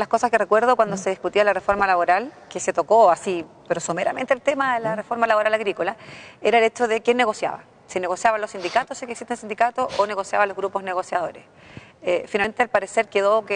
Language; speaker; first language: Spanish; native; Spanish